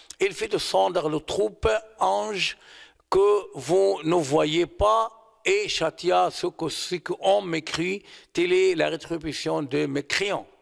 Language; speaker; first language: French; non-native, fluent; Arabic